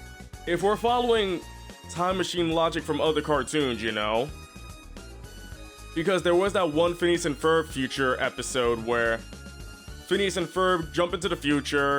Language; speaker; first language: English; native; English